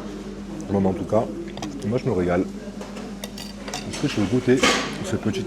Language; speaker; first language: French; native; French